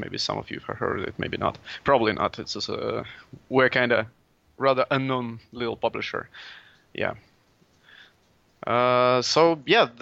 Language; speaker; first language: English; non-native, fluent; Latvian